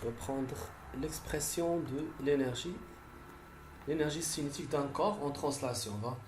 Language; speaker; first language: French; non-native, local second language; Arabic